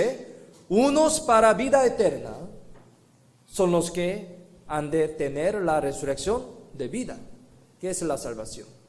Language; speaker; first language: Spanish; non-native, fluent; Korean